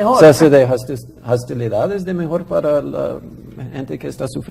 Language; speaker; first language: Spanish; non-native, fluent; English